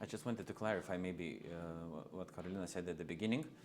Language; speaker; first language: English; non-native, fluent; Lithuanian